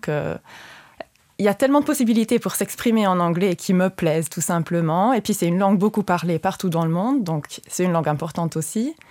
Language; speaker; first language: French; non-native, local second language; Luxembourgish